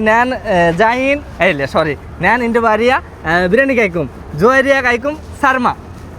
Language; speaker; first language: Malayalam; non-native, learner; Bangla